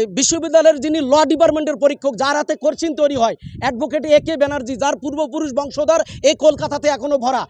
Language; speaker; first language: Bangla; native; Bangla